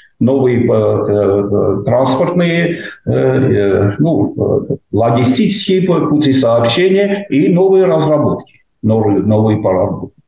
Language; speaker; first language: Russian; non-native, local second language; Armenian